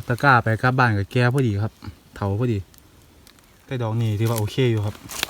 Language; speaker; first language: Thai; native; Thai